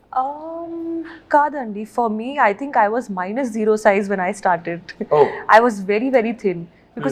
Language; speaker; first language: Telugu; non-native, learner; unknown